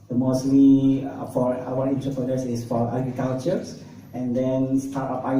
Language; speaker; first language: English; non-native, learner; Indonesian